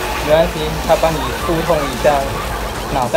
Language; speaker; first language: Chinese; native; Chinese